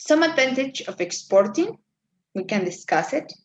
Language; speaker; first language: English; non-native, fluent; Spanish